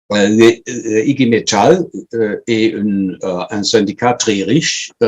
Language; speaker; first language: French; non-native, fluent; German